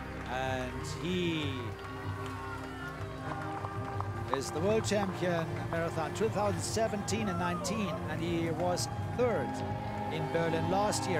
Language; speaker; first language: English; non-native, fluent; German